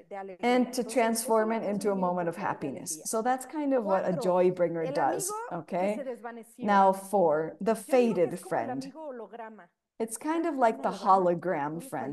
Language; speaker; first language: English; non-native, fluent; Spanish